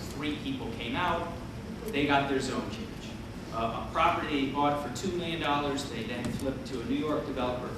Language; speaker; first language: English; native; English